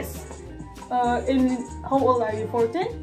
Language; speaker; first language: English; non-native, learner; Indonesian